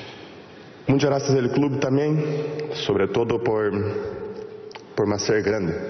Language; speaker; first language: Spanish; non-native, fluent; Portuguese